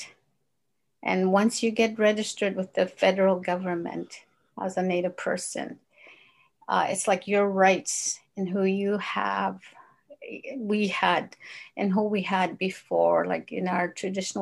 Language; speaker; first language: English; non-native, fluent; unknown